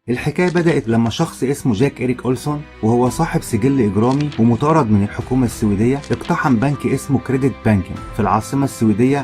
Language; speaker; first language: Arabic; native; Arabic